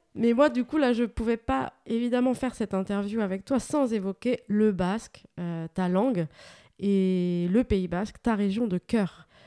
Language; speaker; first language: French; native; French